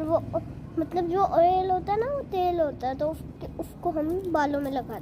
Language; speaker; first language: Hindi; native; Hindi